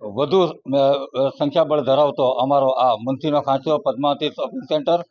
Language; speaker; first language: Gujarati; native; Gujarati